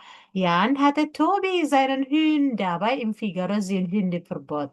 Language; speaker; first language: German; non-native, fluent; Indonesian